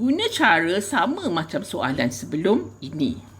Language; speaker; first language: Malay; native; Malay